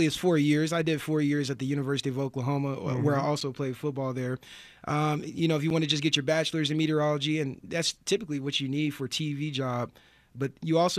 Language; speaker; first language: English; native; English